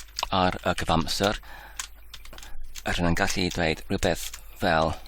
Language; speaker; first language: Welsh; non-native, learner; English